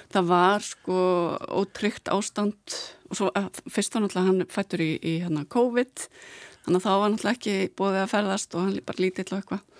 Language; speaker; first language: Icelandic; native; Icelandic